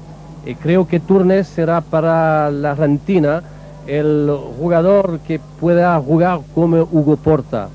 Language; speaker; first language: Spanish; non-native, learner; French